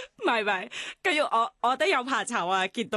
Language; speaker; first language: Cantonese; non-native, learner; Thai